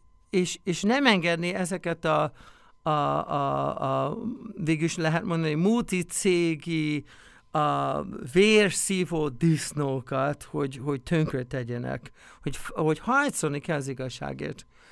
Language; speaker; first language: Hungarian; non-native, fluent; English